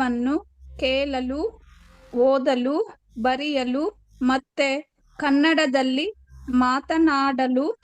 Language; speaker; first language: Kannada; non-native, learner; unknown